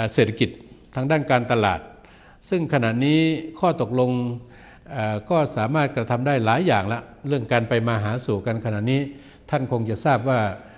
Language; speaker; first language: Thai; native; Thai